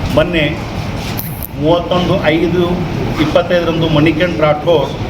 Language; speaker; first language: Kannada; non-native, local second language; Urdu